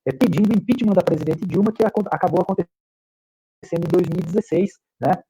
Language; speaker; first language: Portuguese; native; Portuguese